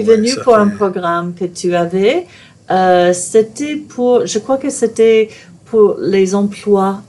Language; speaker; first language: French; non-native, fluent; English